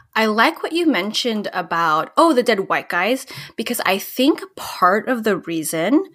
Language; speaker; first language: English; early bilingual, other home language; Filipino